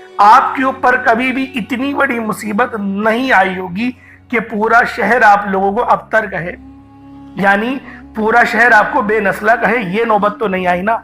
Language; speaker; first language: Urdu; native; Urdu